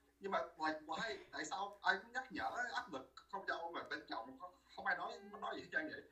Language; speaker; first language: Vietnamese; early bilingual, heritage; Vietnamese